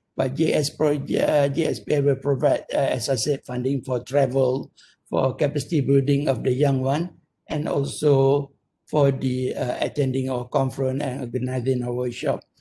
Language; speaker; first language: English; non-native, local second language; Malay